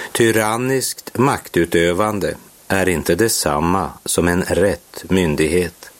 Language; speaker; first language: Swedish; native; Swedish